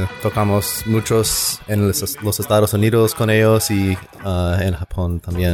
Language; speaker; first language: Spanish; non-native, learner; English